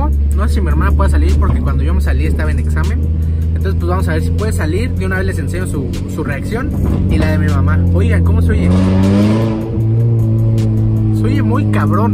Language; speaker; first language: Spanish; native; Spanish